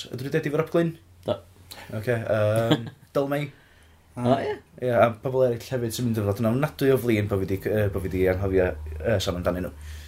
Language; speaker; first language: Welsh; native; Welsh